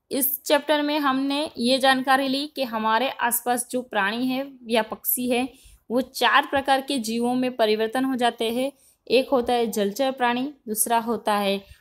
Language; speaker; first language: Hindi; non-native, local second language; Gujarati